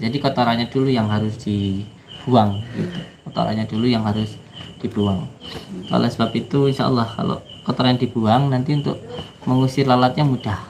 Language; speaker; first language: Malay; non-native, local second language; Javanese